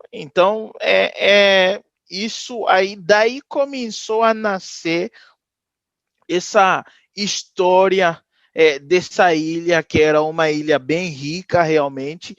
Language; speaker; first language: Portuguese; non-native, fluent; Haitian Creole